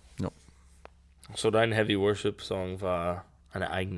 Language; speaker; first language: German; non-native, learner; English